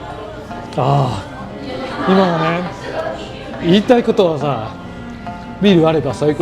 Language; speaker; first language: Japanese; non-native, fluent; Chinese